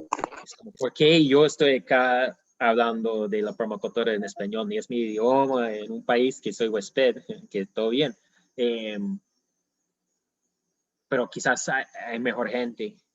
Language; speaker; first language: Spanish; non-native, fluent; English